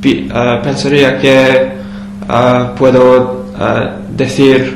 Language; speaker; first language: Spanish; non-native, learner; English